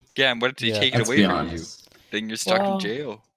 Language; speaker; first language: English; native; English